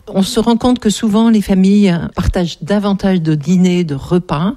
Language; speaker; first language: French; native; French